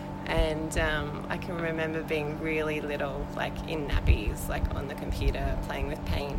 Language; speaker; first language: English; native; English